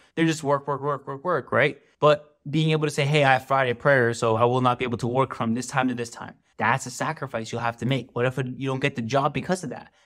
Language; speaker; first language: English; native; English